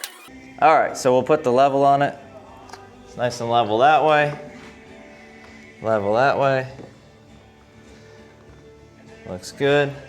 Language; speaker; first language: English; native; English